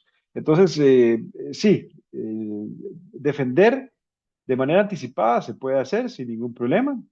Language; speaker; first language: Spanish; native; Spanish